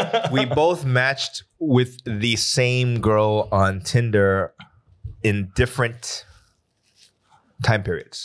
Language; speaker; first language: English; native; English